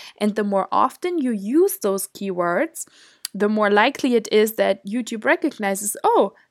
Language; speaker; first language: English; non-native, fluent; German